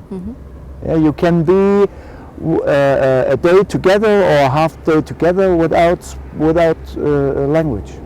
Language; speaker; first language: English; non-native, learner; German